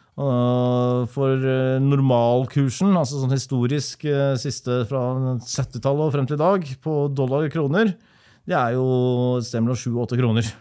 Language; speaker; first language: Norwegian; native; Norwegian